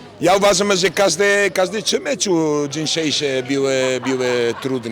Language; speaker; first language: Polish; non-native, fluent; Italian